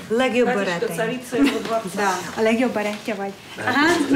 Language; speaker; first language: Hungarian; non-native, learner; Russian